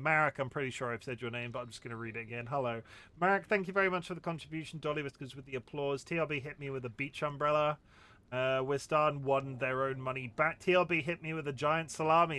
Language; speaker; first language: English; native; English